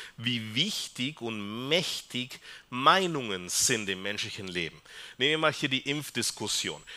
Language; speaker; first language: German; non-native, fluent; Spanish